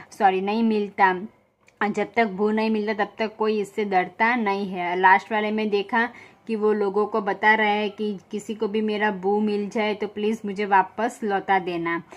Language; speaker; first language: Hindi; non-native, local second language; Gujarati